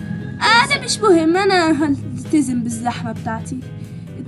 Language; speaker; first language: Arabic; native; Arabic